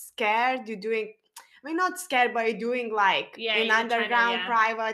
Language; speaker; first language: English; non-native, fluent; Lithuanian